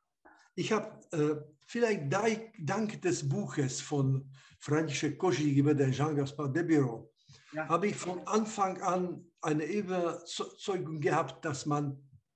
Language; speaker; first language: German; non-native, fluent; Slovak